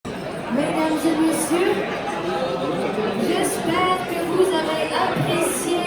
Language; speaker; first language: French; non-native, local second language; German